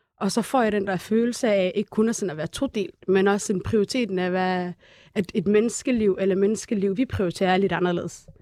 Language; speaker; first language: Danish; early bilingual, other home language; Somali